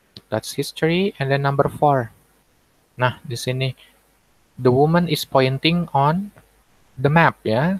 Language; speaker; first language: English; non-native, fluent; Indonesian